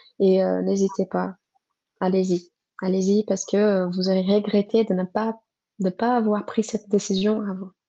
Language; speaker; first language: French; non-native, fluent; Portuguese